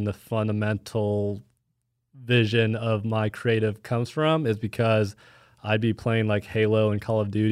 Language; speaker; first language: English; native; English